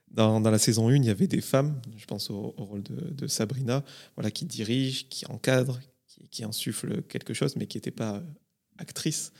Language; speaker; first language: French; native; French